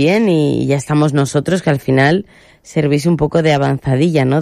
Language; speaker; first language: Spanish; native; Spanish